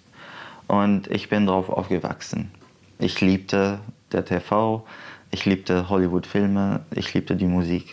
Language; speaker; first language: German; non-native, fluent; Arabic